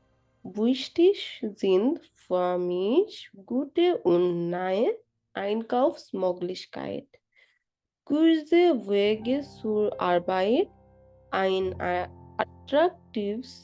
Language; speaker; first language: German; non-native, learner; Bangla